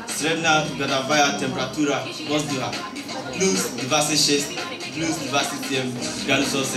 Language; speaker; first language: Russian; non-native, learner; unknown